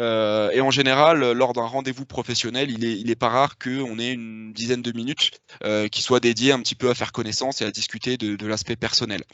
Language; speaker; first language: French; native; French